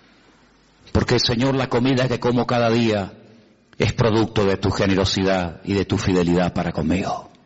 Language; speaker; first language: Spanish; native; Spanish